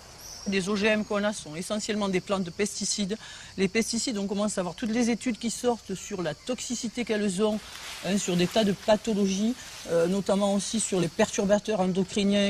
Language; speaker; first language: French; native; French